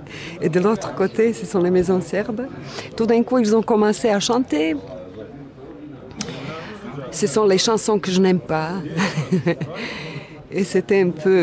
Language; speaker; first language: French; non-native, fluent; Bosnian